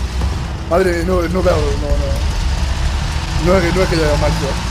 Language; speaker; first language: Catalan; native; Catalan